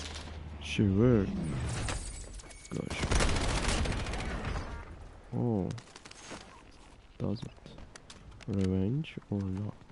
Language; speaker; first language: English; non-native, learner; Ukrainian